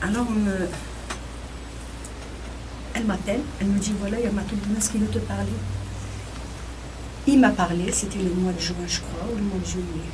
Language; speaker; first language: French; non-native, local second language; Kabyle